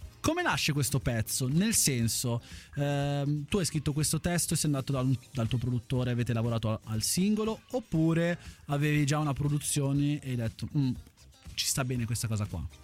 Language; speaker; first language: Italian; native; Italian